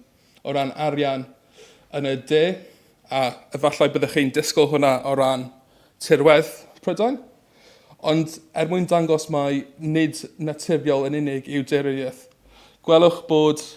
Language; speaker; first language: Welsh; native; Welsh